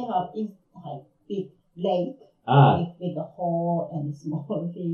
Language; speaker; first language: English; non-native, learner; Japanese